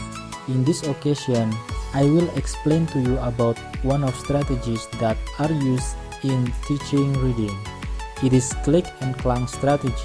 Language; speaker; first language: English; non-native, learner; Indonesian